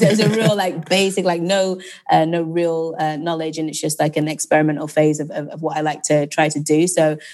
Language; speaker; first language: English; native; English